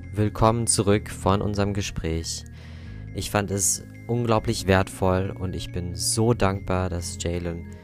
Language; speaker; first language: German; native; German